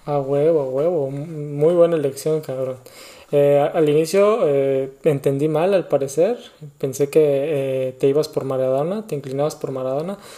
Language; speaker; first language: Spanish; native; Spanish